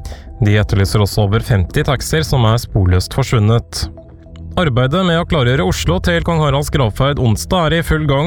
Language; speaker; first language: Norwegian; native; Norwegian